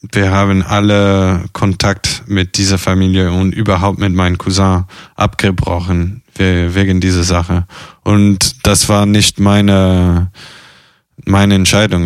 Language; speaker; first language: German; non-native, fluent; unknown